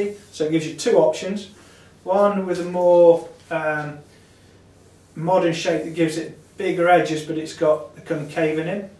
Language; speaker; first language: English; native; English